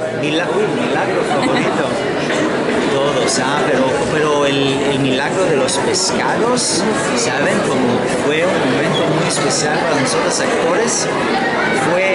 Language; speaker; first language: Spanish; non-native, fluent; Hebrew